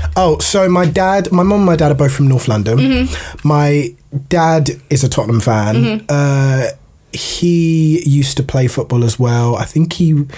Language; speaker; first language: English; native; English